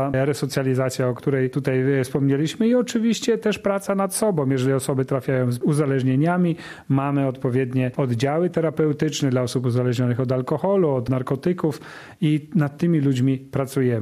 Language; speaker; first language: Polish; native; Polish